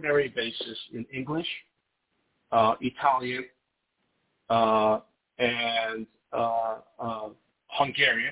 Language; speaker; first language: English; non-native, fluent; Hungarian